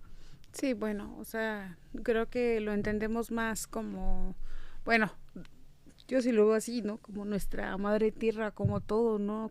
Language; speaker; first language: Spanish; native; Spanish